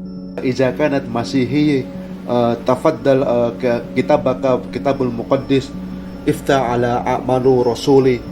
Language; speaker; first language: Arabic; non-native, learner; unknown